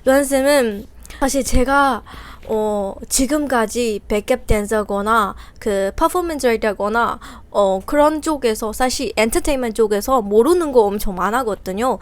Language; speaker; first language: Korean; non-native, fluent; Burmese